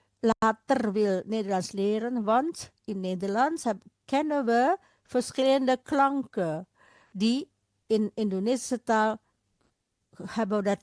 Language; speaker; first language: Dutch; non-native, fluent; Indonesian